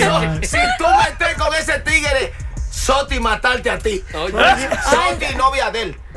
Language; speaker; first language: Spanish; native; Spanish